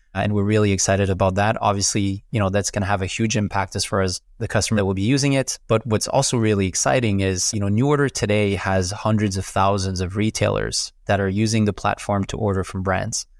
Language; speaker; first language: English; non-native, fluent; French